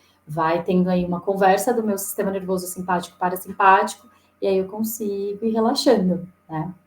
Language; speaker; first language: Portuguese; native; Portuguese